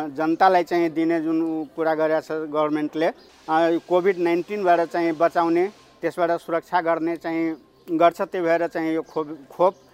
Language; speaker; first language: Nepali; non-native, local second language; Maithili